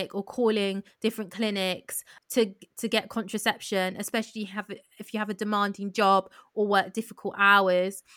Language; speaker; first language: English; early bilingual, other home language; Yoruba